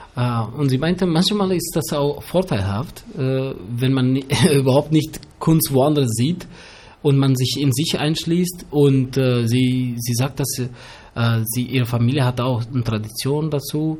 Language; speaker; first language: German; early bilingual, other home language; Albanian